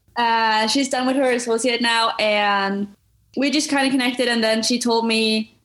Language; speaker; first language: English; non-native, fluent; Norwegian